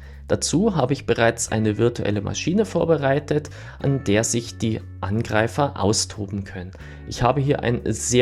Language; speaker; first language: German; native; German